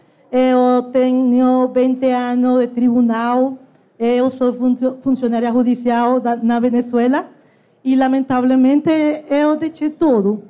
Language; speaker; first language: Portuguese; non-native, learner; Spanish